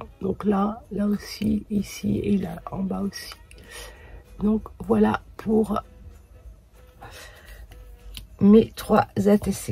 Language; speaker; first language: French; native; French